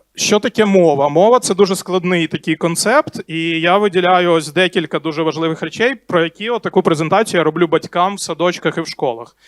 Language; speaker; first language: Ukrainian; non-native, local second language; Russian